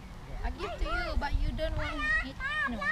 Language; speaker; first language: English; non-native, learner; Indonesian